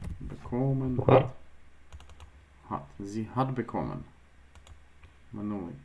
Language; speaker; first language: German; non-native, fluent; Ukrainian